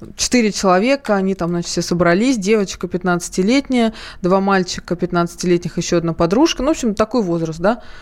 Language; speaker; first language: Russian; native; Russian